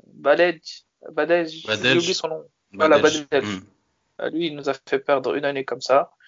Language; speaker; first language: French; native; French